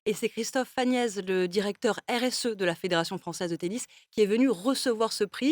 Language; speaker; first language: French; native; French